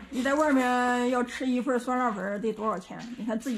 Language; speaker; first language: Chinese; native; Chinese